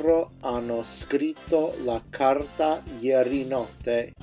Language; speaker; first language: Italian; non-native, fluent; English